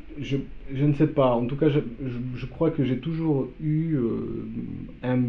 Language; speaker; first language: French; non-native, fluent; Polish